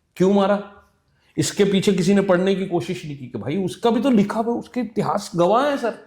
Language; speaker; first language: Hindi; non-native, local second language; Punjabi